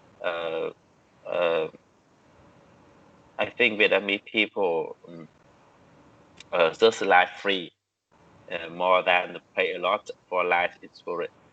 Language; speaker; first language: English; non-native, learner; Vietnamese